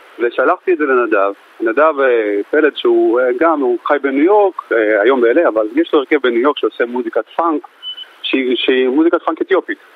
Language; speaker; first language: Hebrew; early bilingual, other home language; Amharic